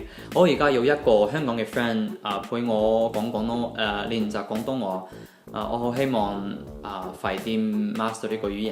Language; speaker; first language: Cantonese; non-native, learner; Chinese